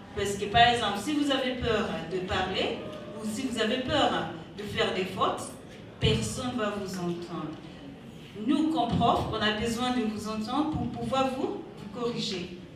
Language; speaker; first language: French; non-native, fluent; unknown